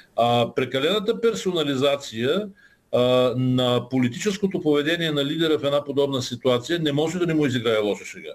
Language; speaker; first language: Bulgarian; native; Bulgarian